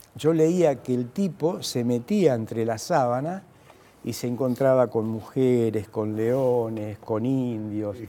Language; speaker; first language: Spanish; native; Spanish